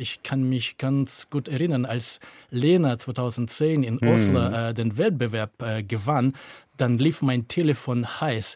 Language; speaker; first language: German; native; German